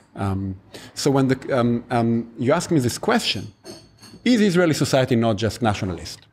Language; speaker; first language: English; non-native, fluent; Hebrew